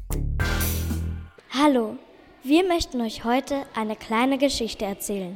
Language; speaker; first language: German; native; German